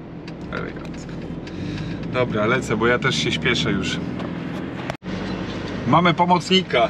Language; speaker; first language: Polish; native; Polish